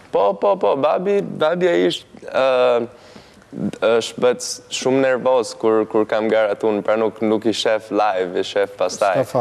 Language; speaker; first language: Albanian; early bilingual, heritage; Albanian